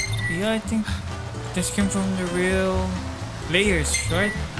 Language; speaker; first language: English; non-native, local second language; Filipino